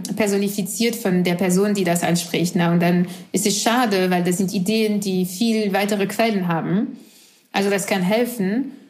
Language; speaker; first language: German; non-native, fluent; French